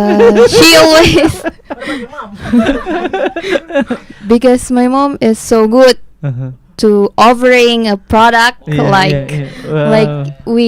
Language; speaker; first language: English; non-native, learner; Indonesian